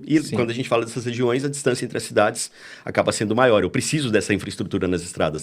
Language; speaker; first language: Portuguese; native; Portuguese